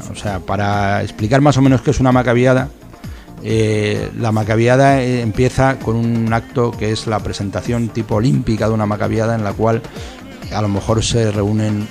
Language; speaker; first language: Spanish; native; Spanish